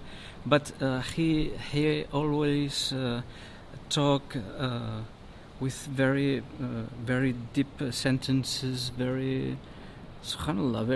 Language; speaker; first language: English; non-native, learner; Spanish